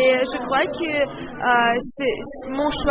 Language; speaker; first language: French; non-native, fluent; Russian